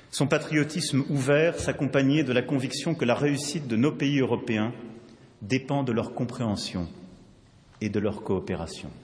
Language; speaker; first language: French; native; French